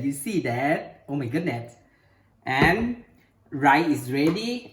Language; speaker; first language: English; non-native, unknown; Thai